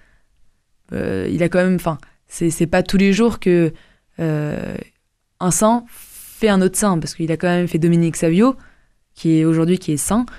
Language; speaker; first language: French; native; French